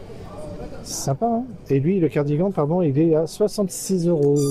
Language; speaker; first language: French; native; French